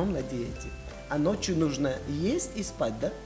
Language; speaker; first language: Russian; non-native, fluent; Tajik